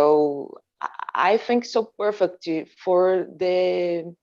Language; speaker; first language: English; non-native, fluent; Portuguese